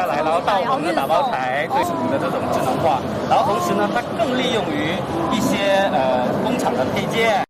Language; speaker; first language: Chinese; native; Chinese